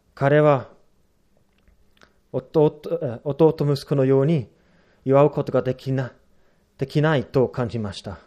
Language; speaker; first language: Japanese; non-native, fluent; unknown